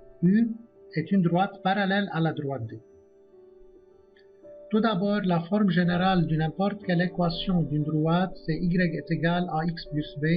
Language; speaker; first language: French; non-native, local second language; Arabic